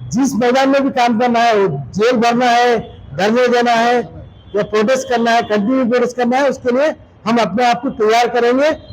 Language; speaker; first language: Urdu; native; Urdu